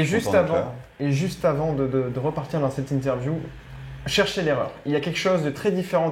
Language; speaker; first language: French; native; French